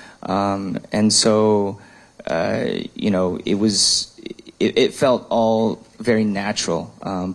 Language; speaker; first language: English; early bilingual, other home language; Korean